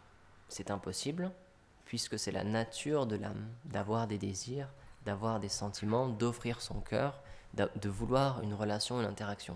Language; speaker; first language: French; native; French